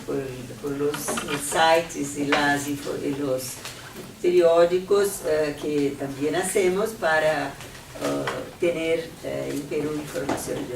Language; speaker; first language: Spanish; non-native, fluent; Portuguese